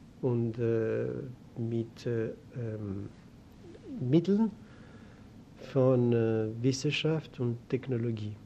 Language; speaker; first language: German; non-native, learner; Greek